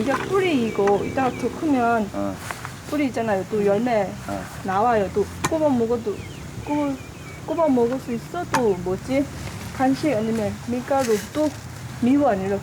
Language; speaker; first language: Korean; non-native, learner; Thai